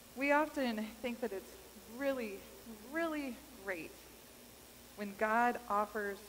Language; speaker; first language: English; native; English